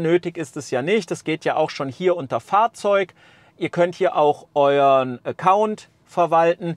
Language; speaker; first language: German; native; German